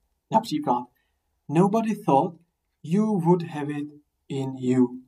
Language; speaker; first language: English; non-native, fluent; Czech